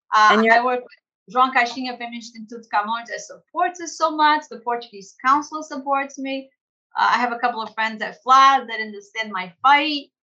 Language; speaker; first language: English; early bilingual, other home language; Portuguese